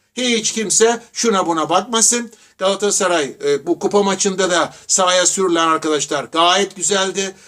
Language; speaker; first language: Turkish; native; Turkish